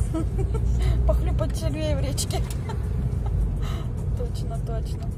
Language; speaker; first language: Russian; native; Russian